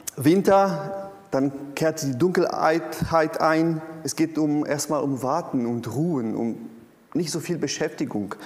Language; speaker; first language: German; non-native, fluent; Portuguese